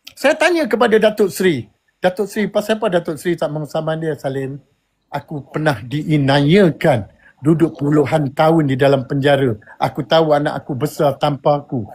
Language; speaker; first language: Malay; native; Malay